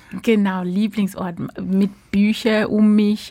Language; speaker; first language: German; non-native, fluent; English